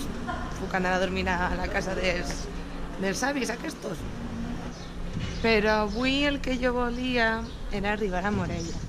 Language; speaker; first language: Catalan; non-native, local second language; Spanish